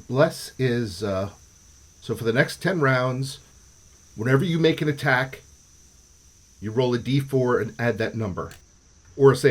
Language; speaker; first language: English; native; English